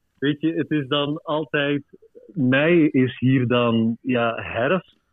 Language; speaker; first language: Dutch; native; Dutch